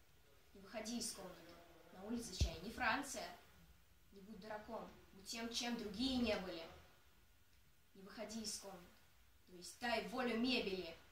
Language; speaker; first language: Russian; native; Russian